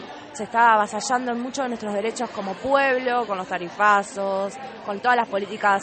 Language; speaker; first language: Spanish; native; Spanish